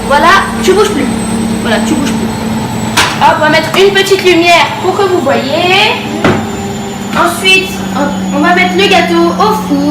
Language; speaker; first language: French; native; French